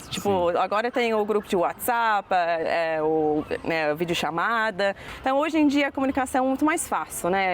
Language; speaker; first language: Portuguese; non-native, fluent; English